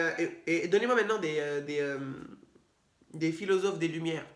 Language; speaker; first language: French; native; French